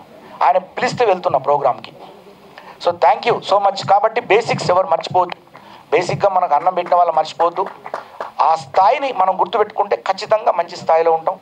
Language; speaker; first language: Telugu; native; Telugu